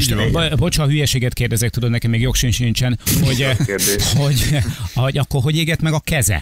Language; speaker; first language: Hungarian; native; Hungarian